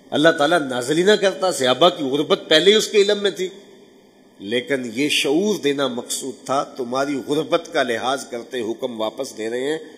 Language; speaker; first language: Urdu; non-native, local second language; Punjabi